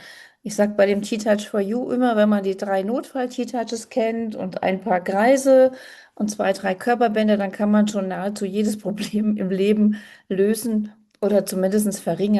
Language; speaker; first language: German; native; German